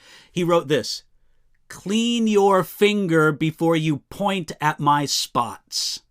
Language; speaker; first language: English; native; English